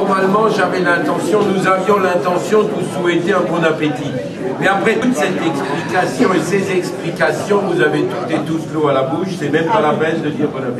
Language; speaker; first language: French; native; French